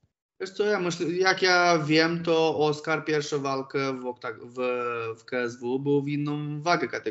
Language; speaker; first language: Polish; non-native, fluent; Romanian